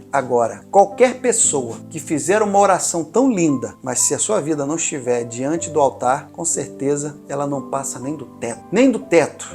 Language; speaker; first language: Portuguese; native; Portuguese